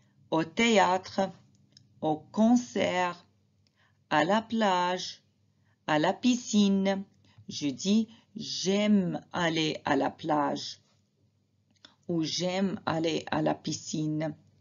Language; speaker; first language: French; non-native, fluent; Arabic